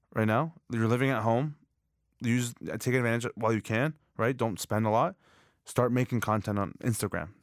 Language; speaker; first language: English; native; English